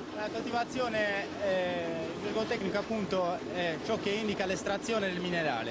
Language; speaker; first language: Italian; native; Italian